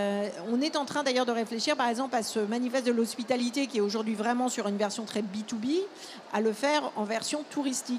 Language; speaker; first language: French; native; French